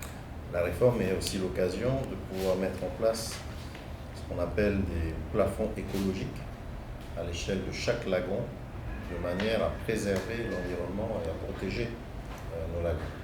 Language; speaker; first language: French; native; French